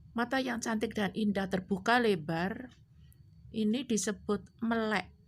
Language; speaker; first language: Indonesian; non-native, local second language; Javanese